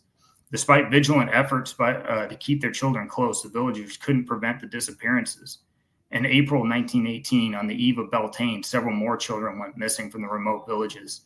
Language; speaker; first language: English; native; English